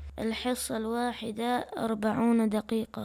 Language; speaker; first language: Arabic; early bilingual, other home language; Chechen